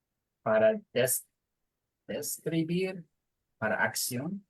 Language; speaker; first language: Spanish; non-native, learner; English